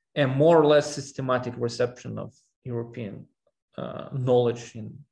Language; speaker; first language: English; non-native, fluent; Armenian